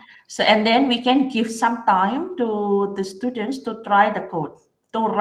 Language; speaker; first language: English; non-native, learner; Indonesian